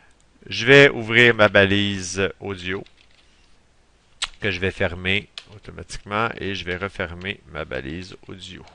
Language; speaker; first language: French; native; French